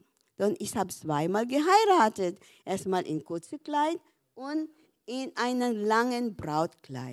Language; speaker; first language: German; non-native, learner; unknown